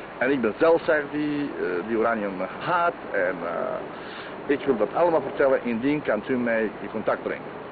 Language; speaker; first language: Dutch; non-native, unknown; Croatian